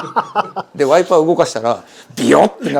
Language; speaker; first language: Japanese; native; Japanese